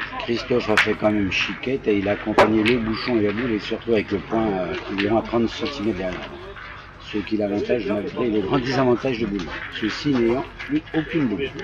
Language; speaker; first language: French; native; French